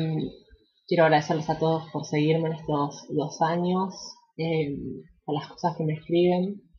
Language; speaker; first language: Spanish; native; Spanish